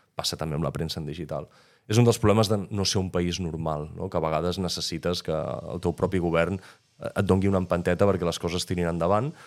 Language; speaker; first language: Catalan; native; Catalan